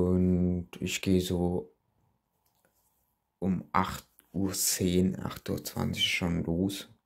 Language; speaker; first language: German; early bilingual, other home language; Turkish